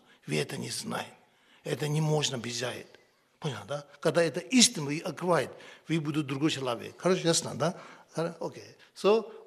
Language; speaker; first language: Russian; non-native, learner; Tibetan